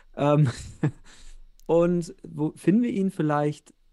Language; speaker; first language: German; native; German